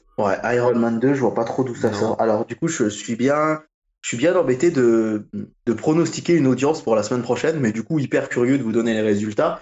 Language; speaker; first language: French; native; French